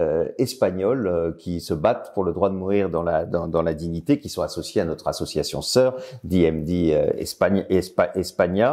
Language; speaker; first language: French; native; French